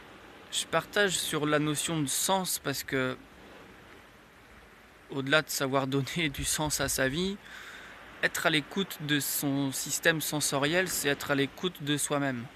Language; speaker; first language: French; native; French